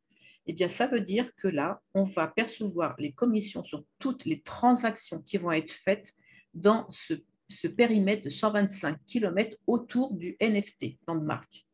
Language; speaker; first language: French; native; French